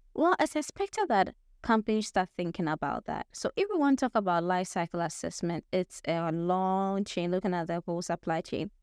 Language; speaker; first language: English; non-native, local second language; Akan